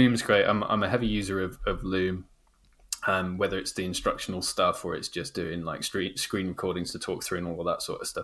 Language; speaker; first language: English; native; English